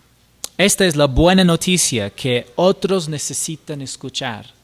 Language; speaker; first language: Spanish; non-native, fluent; English